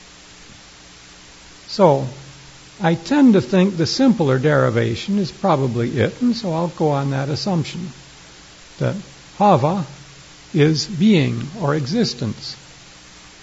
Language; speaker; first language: English; native; English